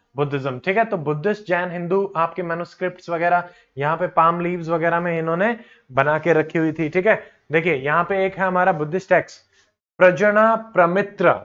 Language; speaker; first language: Hindi; native; Hindi